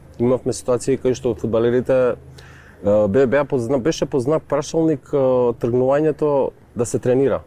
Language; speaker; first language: Macedonian; native; Macedonian